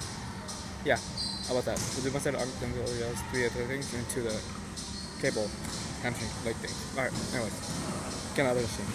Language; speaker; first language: English; native; English